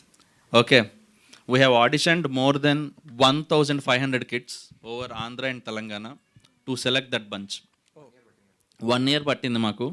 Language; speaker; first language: Telugu; native; Telugu